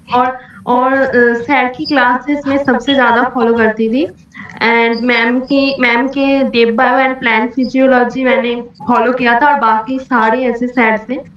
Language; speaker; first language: Hindi; non-native, local second language; Bangla